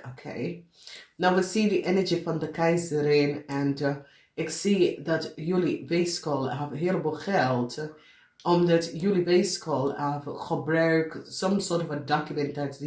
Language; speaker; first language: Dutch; non-native, learner; English